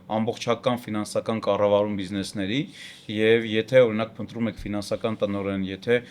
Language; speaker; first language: Armenian; native; Armenian